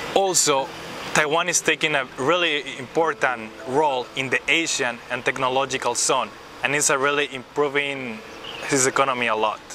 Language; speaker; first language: English; non-native, fluent; Spanish